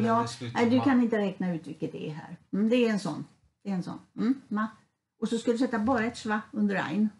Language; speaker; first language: Swedish; native; Swedish